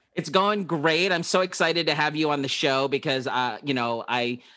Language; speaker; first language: English; early bilingual, other home language; Filipino